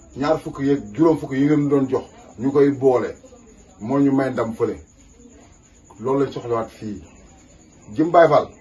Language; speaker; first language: Wolof; native; Wolof